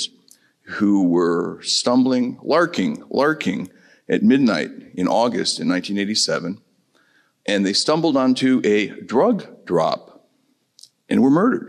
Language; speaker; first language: English; native; English